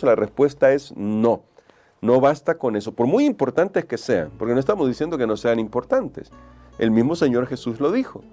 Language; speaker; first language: Spanish; native; Spanish